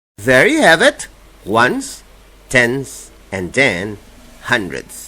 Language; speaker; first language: English; non-native, local second language; Filipino